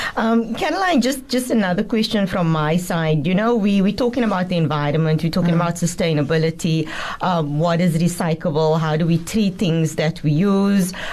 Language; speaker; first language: English; native; English